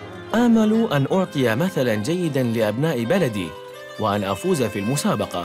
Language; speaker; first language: Arabic; non-native, learner; Malay